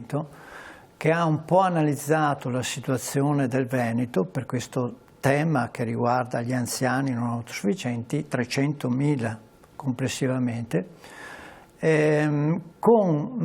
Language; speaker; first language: Italian; native; Italian